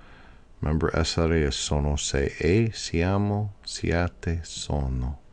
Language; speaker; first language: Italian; non-native, fluent; English